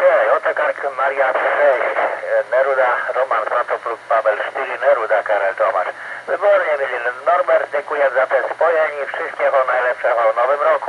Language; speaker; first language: Polish; native; Polish